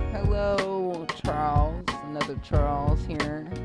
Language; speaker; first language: English; native; English